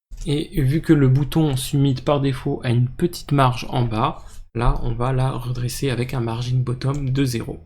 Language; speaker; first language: French; native; French